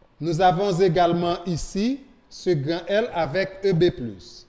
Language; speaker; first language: French; non-native, local second language; Haitian Creole